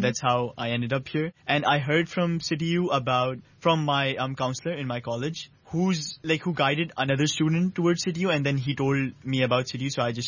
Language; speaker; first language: English; non-native, local second language; Urdu